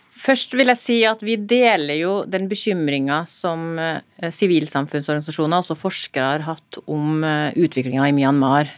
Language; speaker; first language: Norwegian; native; Norwegian